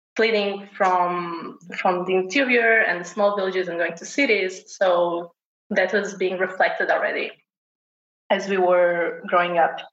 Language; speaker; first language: English; non-native, fluent; Portuguese